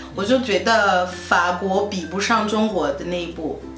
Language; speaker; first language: Chinese; non-native, fluent; French